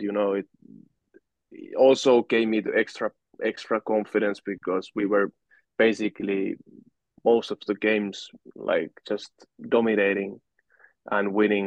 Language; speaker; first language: English; non-native, fluent; Finnish